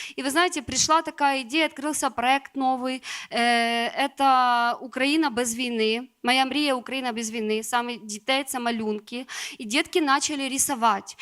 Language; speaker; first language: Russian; native; Russian